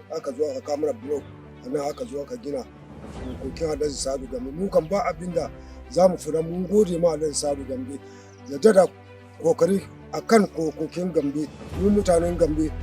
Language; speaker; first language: Hausa; non-native, local second language; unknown